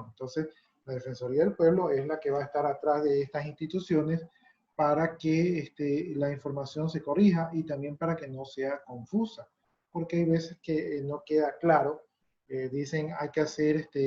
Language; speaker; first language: Spanish; native; Spanish